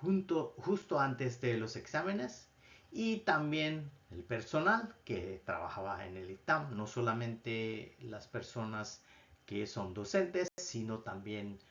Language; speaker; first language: Spanish; non-native, fluent; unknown